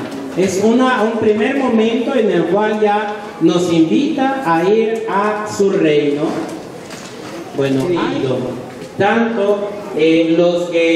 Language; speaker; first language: Spanish; native; Spanish